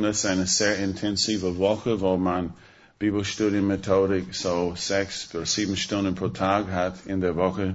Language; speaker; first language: German; non-native, fluent; English